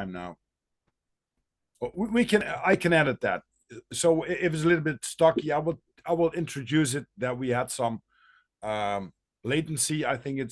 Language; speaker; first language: English; non-native, fluent; Dutch